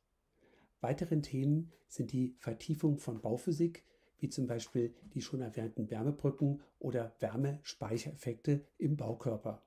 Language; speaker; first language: German; native; German